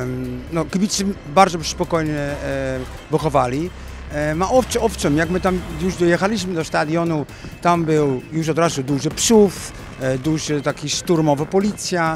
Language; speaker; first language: Polish; non-native, learner; Dutch